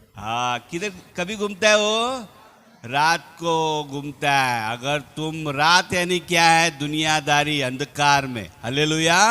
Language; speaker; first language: Hindi; non-native, local second language; Telugu